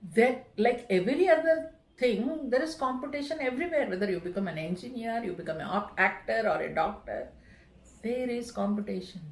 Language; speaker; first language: English; non-native, local second language; Kannada